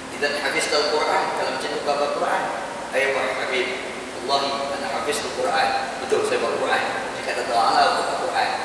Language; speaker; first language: Malay; native; Malay